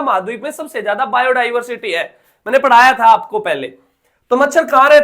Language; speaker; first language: Hindi; native; Hindi